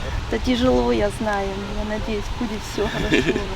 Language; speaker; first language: Russian; early bilingual, heritage; Russian